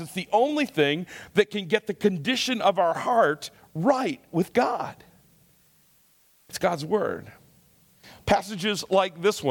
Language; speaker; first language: English; native; English